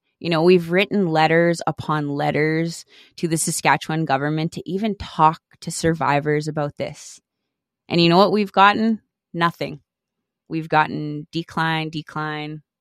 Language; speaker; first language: English; native; English